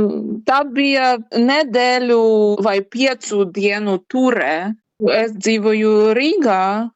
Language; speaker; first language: Latvian; non-native, learner; Ukrainian